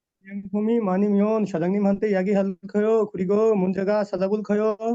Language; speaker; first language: Korean; non-native, learner; Bangla